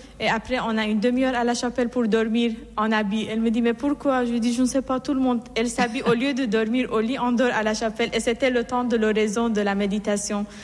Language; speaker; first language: French; non-native, fluent; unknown